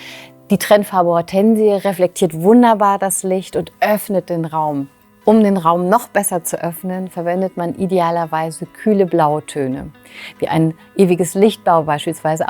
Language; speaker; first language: German; native; German